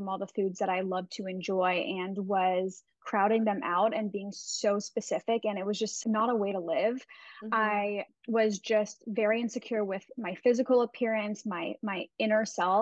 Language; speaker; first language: English; native; English